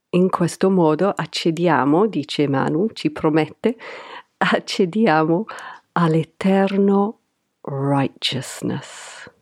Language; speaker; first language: Italian; non-native, fluent; English